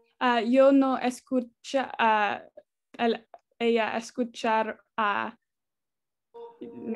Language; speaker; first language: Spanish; non-native, learner; English